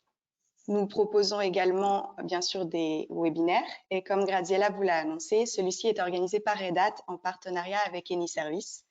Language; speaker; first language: French; native; French